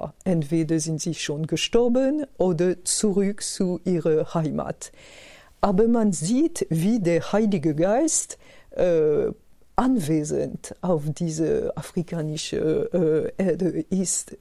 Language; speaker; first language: German; non-native, fluent; French